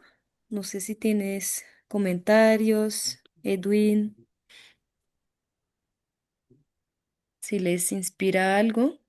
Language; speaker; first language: Spanish; non-native, fluent; French